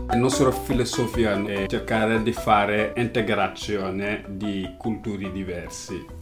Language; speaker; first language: Italian; non-native, learner; Wolof